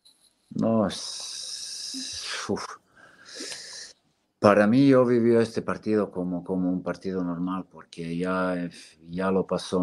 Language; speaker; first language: Spanish; non-native, fluent; Serbian